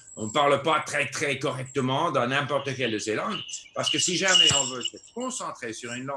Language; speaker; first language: French; non-native, fluent; English